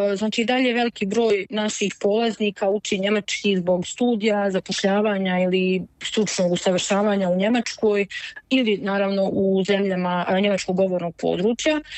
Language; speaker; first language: Croatian; native; Croatian